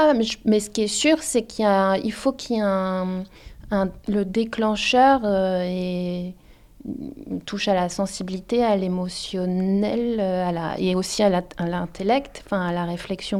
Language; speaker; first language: French; native; French